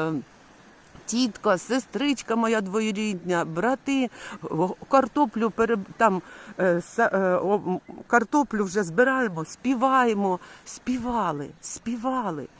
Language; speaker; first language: Ukrainian; non-native, local second language; Russian